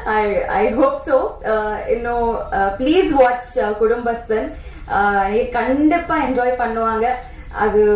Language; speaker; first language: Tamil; non-native, learner; Telugu